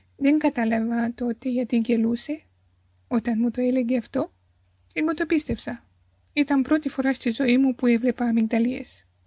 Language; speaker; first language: Greek; non-native, fluent; Romanian